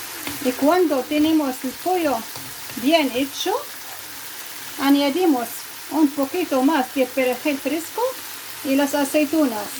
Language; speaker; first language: Spanish; non-native, fluent; Arabic